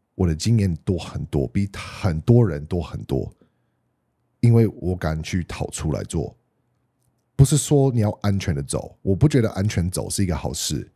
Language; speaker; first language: Chinese; non-native, fluent; English